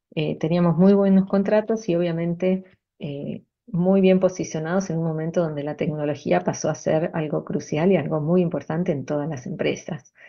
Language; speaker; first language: Spanish; native; Spanish